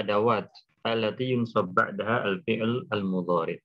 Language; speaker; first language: Arabic; non-native, fluent; Indonesian